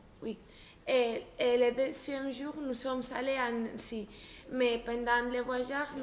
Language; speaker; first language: French; non-native, learner; Spanish